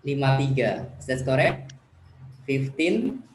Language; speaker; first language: English; non-native, learner; Indonesian